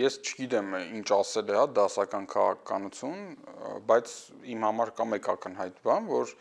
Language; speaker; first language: Armenian; native; Armenian